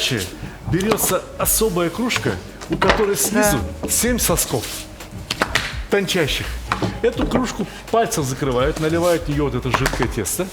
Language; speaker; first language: Russian; native; Russian